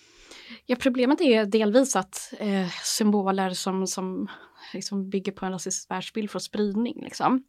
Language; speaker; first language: Swedish; native; Swedish